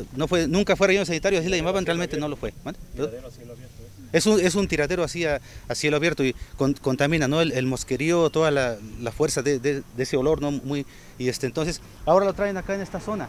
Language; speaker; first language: Spanish; native; Spanish